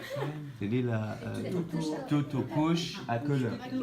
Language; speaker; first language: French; non-native, learner; Arabic